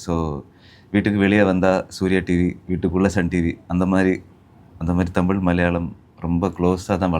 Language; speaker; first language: Tamil; early bilingual, heritage; Tamil